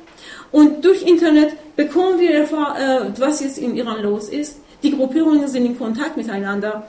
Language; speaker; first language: German; non-native, fluent; Persian